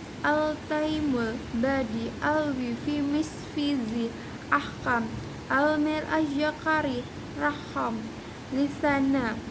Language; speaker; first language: Arabic; non-native, learner; Indonesian